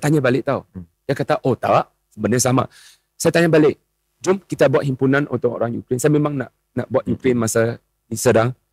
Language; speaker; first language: Malay; non-native, local second language; Chinese